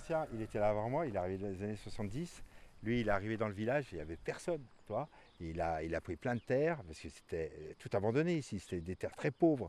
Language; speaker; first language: French; native; French